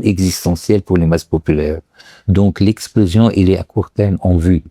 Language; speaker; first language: French; non-native, local second language; Arabic